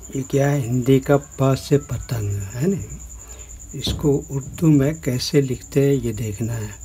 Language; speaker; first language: Hindi; native; Hindi